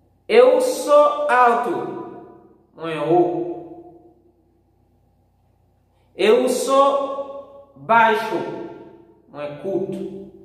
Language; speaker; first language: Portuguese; non-native, fluent; Haitian Creole